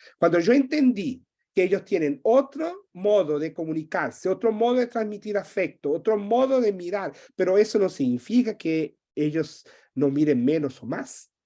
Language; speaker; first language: Spanish; early bilingual, heritage; Spanish